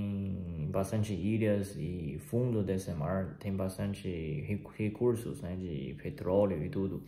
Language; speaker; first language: Portuguese; non-native, fluent; Chinese